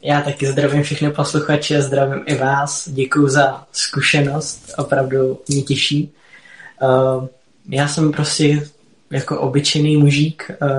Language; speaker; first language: Czech; native; Czech